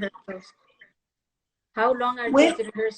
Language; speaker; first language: English; non-native, fluent; Spanish